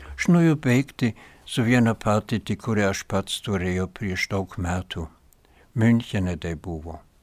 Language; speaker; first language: Lithuanian; non-native, fluent; German